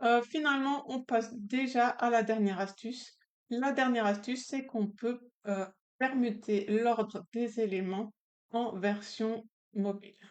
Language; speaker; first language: French; native; French